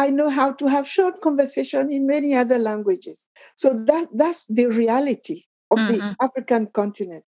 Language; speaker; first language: English; non-native, fluent; Akan